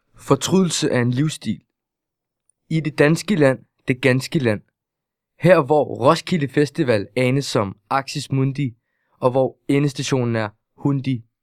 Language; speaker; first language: Danish; early bilingual, other home language; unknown